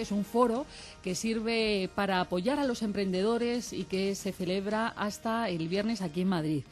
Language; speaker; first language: Spanish; native; Spanish